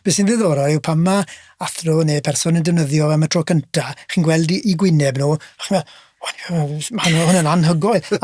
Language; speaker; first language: Welsh; native; Welsh